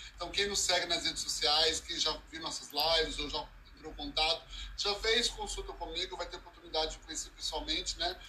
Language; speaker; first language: Portuguese; early bilingual, heritage; Portuguese